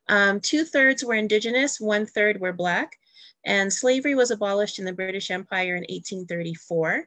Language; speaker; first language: English; native; English